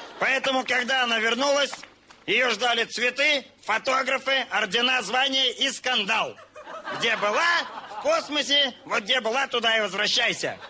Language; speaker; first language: Russian; native; Russian